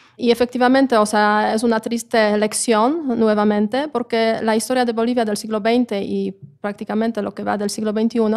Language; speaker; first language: Spanish; non-native, fluent; Polish